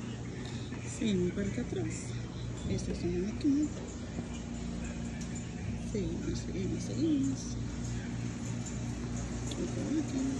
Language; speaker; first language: Spanish; early bilingual, heritage; Spanish